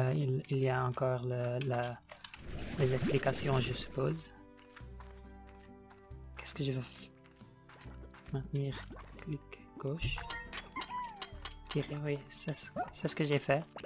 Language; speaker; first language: French; non-native, learner; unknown